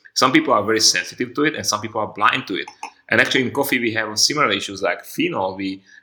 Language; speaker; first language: English; non-native, fluent; Hungarian